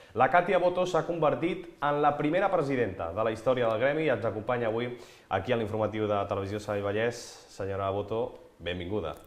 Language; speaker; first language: Catalan; native; Catalan